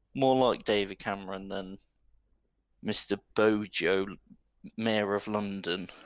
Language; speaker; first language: English; native; English